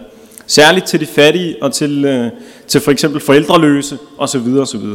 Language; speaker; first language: Danish; early bilingual, other home language; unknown